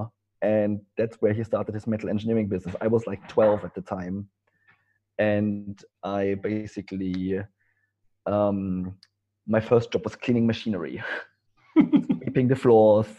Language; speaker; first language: English; non-native, fluent; German